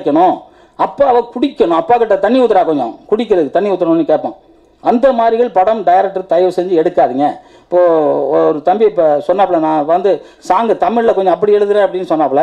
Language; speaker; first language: Tamil; native; Tamil